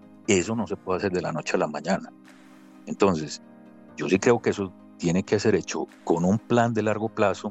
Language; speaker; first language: Spanish; native; Spanish